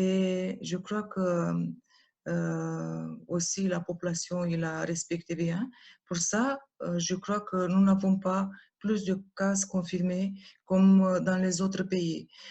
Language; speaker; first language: French; non-native, learner; Romanian